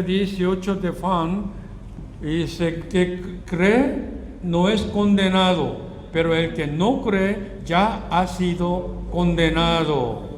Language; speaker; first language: Spanish; non-native, fluent; Korean